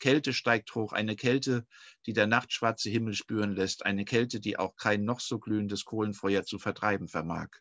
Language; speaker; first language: German; native; German